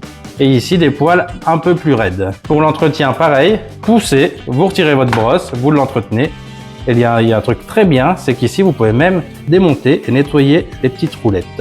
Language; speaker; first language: French; native; French